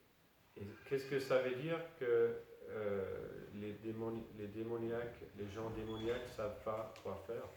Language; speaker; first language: French; non-native, fluent; Danish